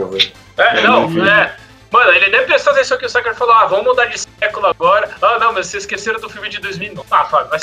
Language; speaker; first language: Portuguese; native; Portuguese